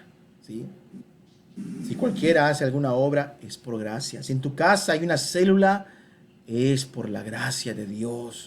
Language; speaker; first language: Spanish; native; Spanish